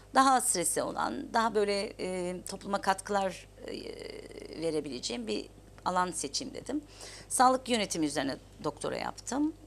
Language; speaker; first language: Turkish; native; Turkish